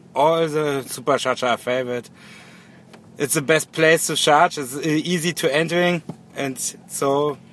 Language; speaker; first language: English; non-native, learner; German